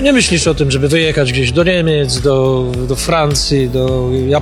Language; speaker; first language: Polish; native; Polish